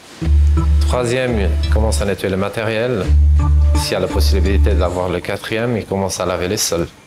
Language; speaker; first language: French; non-native, fluent; Portuguese